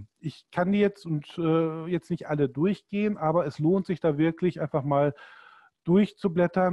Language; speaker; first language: German; native; German